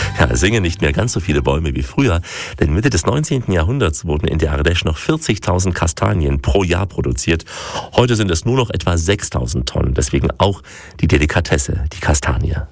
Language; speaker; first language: German; native; German